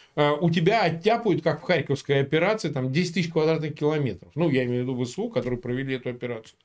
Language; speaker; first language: Russian; native; Russian